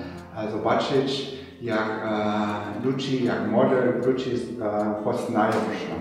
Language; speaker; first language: Polish; non-native, learner; German